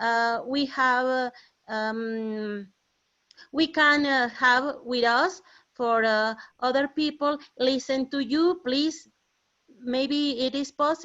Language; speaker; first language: English; non-native, learner; Spanish